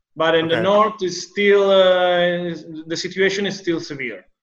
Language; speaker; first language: English; non-native, fluent; Italian